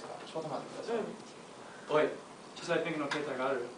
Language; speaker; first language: Japanese; non-native, learner; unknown